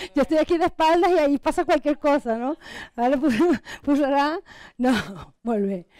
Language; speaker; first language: Spanish; non-native, local second language; Catalan